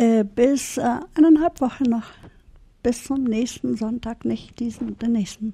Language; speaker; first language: German; early bilingual, heritage; German